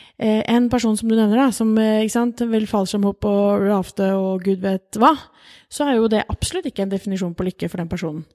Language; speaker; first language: Norwegian; native; Norwegian